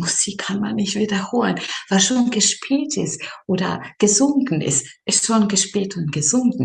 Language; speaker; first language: German; non-native, fluent; Serbian